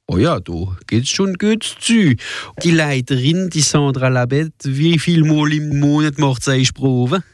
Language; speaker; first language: German; non-native, local second language; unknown